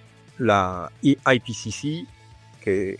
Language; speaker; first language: Spanish; non-native, learner; Italian